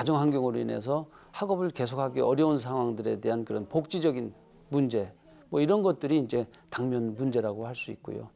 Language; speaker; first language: Korean; native; Korean